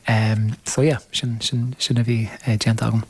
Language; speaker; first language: Irish; non-native, local second language; English